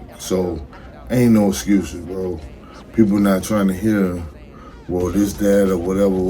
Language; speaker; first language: English; native; English